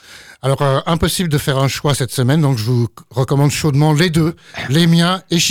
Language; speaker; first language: French; native; French